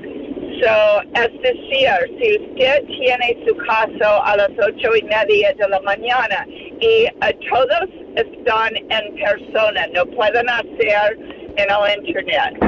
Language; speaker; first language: Spanish; non-native, learner; English